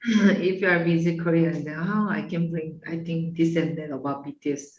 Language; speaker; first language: English; non-native, fluent; Korean